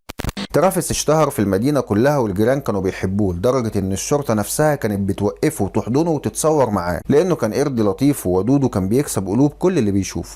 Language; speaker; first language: Arabic; native; Arabic